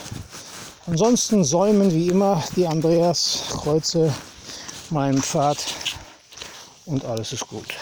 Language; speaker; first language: German; native; German